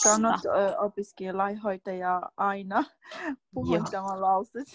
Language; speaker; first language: Finnish; non-native, learner; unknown